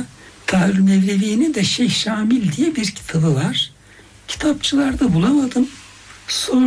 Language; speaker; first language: Turkish; native; Turkish